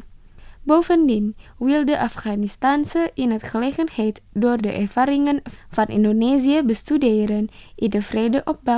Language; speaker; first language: Dutch; non-native, fluent; Indonesian